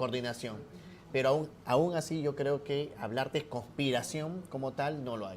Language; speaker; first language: Spanish; native; Spanish